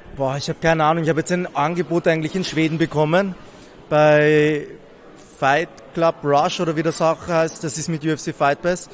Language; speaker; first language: German; native; German